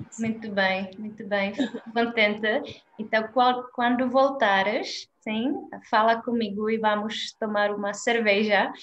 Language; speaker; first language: Portuguese; non-native, fluent; Czech